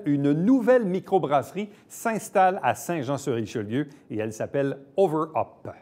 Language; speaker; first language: French; native; French